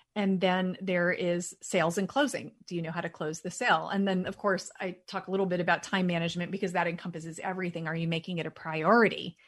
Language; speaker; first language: English; native; English